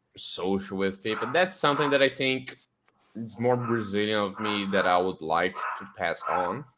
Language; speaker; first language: English; non-native, fluent; Portuguese